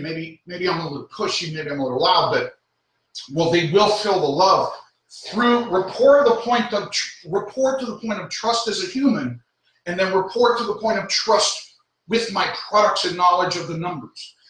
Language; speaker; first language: English; native; English